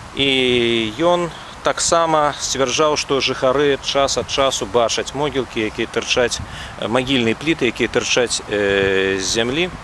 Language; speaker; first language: Belarusian; native; Belarusian